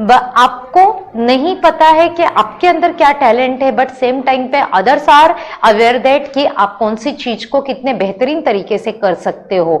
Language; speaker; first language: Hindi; native; Hindi